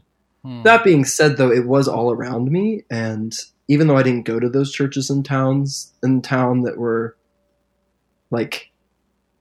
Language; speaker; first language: English; native; English